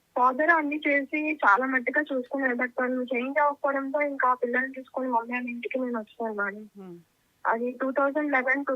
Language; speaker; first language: Telugu; native; Telugu